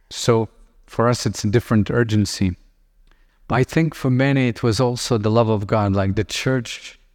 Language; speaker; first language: English; non-native, fluent; Lithuanian